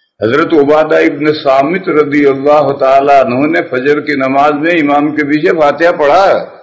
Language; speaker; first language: Urdu; native; Urdu